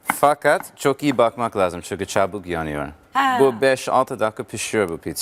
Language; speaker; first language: Turkish; non-native, learner; English